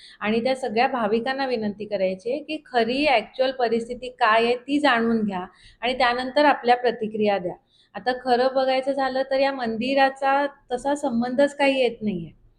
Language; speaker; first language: Marathi; native; Marathi